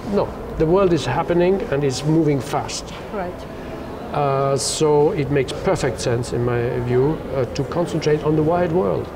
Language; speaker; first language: English; non-native, fluent; German